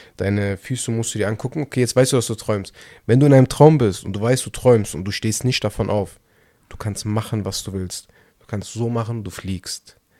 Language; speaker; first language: German; early bilingual, other home language; Turkish